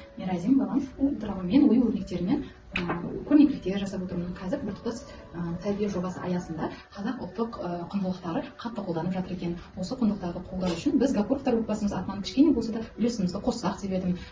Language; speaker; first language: Kazakh; non-native, local second language; Uzbek